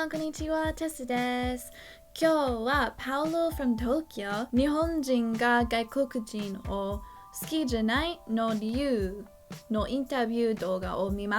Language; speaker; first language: Japanese; non-native, learner; English